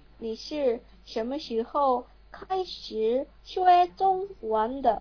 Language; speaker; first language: Chinese; non-native, learner; Korean